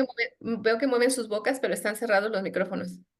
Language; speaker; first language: Spanish; native; Spanish